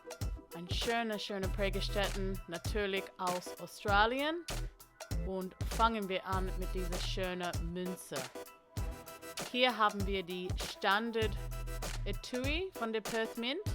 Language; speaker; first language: German; non-native, learner; English